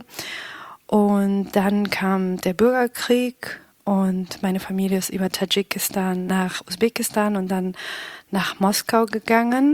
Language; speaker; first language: German; early bilingual, other home language; Pashto